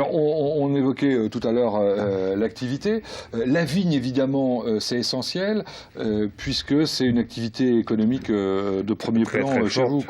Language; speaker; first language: French; native; French